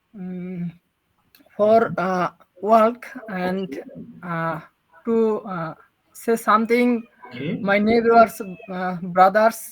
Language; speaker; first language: English; non-native, learner; Bangla